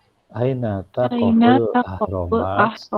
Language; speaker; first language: Arabic; non-native, learner; Indonesian